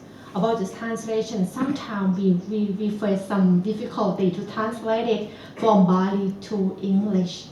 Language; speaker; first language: English; non-native, fluent; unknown